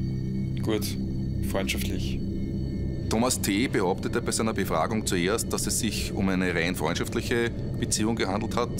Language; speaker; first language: German; native; German